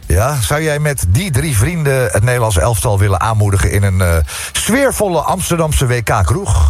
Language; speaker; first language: Dutch; native; Dutch